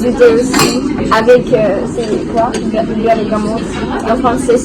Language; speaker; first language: French; non-native, fluent; Russian